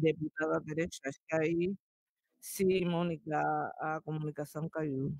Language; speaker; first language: Portuguese; non-native, fluent; Spanish